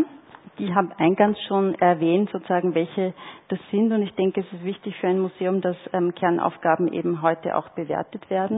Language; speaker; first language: German; native; German